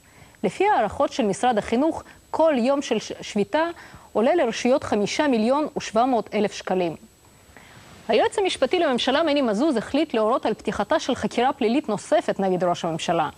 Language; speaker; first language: Hebrew; non-native, local second language; Russian